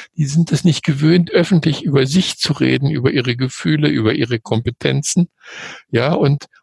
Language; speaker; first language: German; native; German